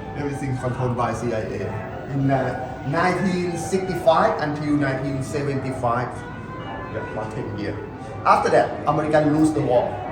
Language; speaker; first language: English; non-native, learner; Thai